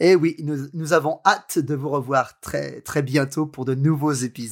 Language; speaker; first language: French; native; French